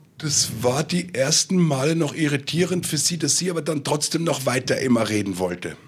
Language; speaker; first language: German; native; German